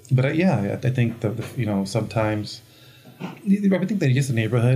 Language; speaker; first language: English; early bilingual, other home language; Spanish